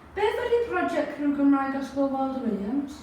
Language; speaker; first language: Welsh; non-native, learner; English